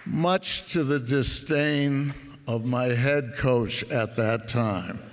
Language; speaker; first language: English; native; English